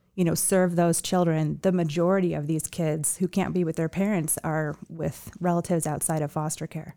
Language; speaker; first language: English; native; English